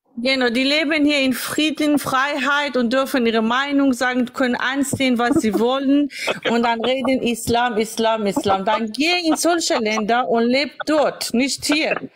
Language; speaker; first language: German; non-native, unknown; Persian